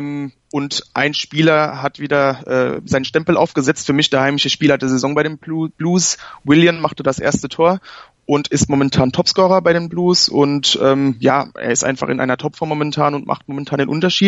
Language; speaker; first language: German; native; German